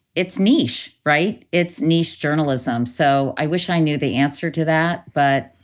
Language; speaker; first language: English; native; English